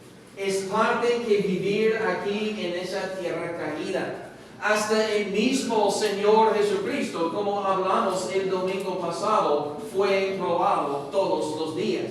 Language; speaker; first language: Spanish; non-native, fluent; English